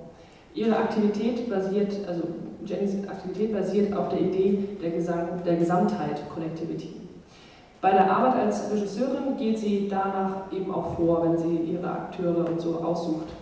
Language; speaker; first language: German; native; German